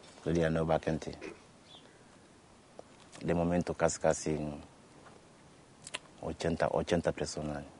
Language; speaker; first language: Spanish; non-native, learner; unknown